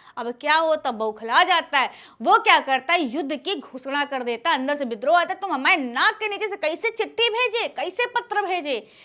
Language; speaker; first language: Hindi; native; Hindi